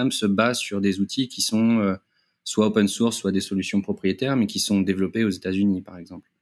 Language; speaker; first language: French; native; French